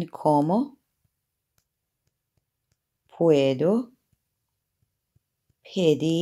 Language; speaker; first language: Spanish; non-native, fluent; Persian